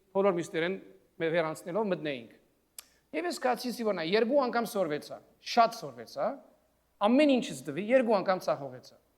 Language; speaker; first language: Armenian; early bilingual, heritage; Armenian